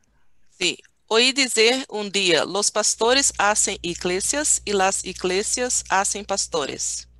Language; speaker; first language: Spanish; non-native, learner; Portuguese